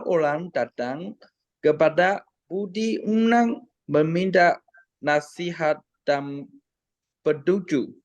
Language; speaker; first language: Indonesian; non-native, learner; Chinese